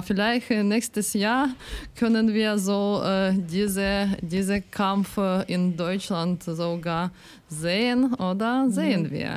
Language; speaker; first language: German; non-native, learner; Ukrainian